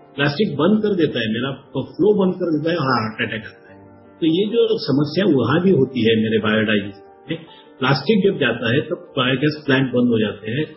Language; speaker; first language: Hindi; non-native, local second language; Marathi